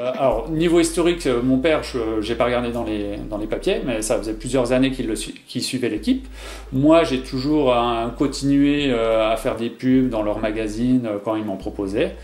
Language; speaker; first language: French; native; French